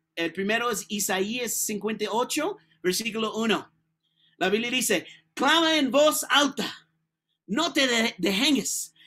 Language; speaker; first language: Spanish; non-native, learner; English